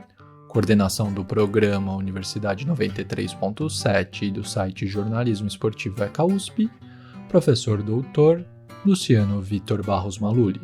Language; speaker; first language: Portuguese; native; Portuguese